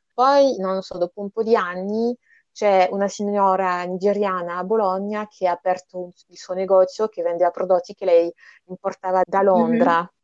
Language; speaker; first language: Italian; early bilingual, other home language; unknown